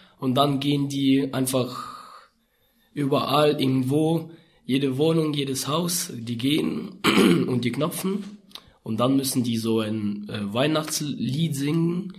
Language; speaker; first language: German; non-native, learner; Ukrainian